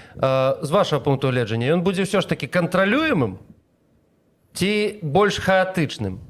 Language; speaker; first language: Belarusian; non-native, local second language; Russian